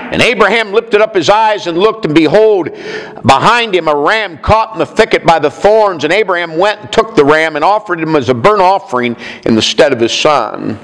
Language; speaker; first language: English; native; English